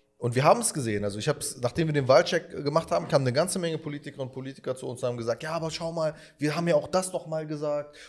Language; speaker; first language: German; early bilingual, other home language; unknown